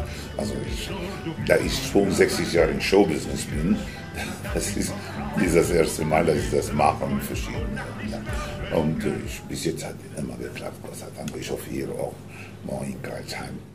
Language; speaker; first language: German; non-native, fluent; Spanish